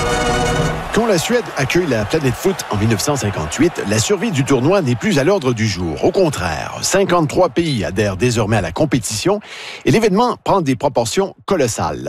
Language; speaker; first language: French; native; French